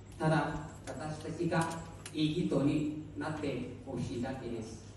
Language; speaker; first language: Japanese; non-native, learner; Hmong